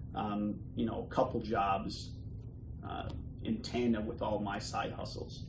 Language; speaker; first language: English; early bilingual, other home language; Bosnian